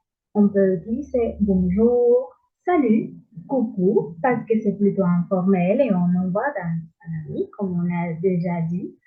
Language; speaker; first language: French; non-native, learner; Spanish